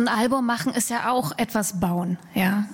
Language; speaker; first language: German; native; German